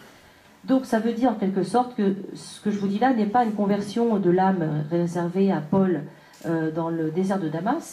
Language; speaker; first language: French; native; French